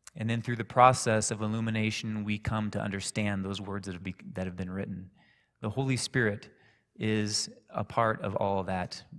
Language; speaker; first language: English; native; English